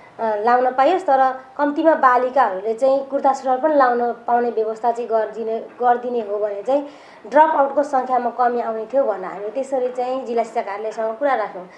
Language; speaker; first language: Nepali; native; Nepali